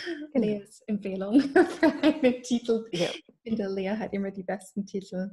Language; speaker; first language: German; non-native, fluent; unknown